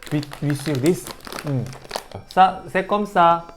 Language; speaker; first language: French; non-native, learner; Korean